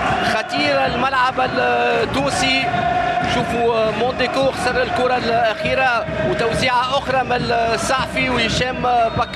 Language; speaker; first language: Arabic; native; Arabic